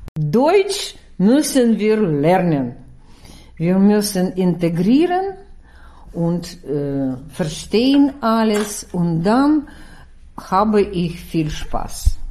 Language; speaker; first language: German; non-native, learner; Ukrainian